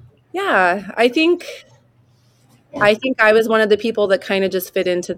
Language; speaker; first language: English; native; English